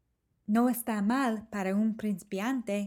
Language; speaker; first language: Spanish; non-native, fluent; English